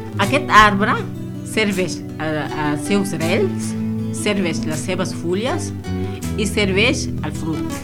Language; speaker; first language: Catalan; non-native, fluent; Wolof